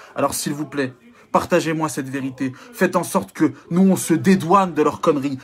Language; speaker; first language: French; native; French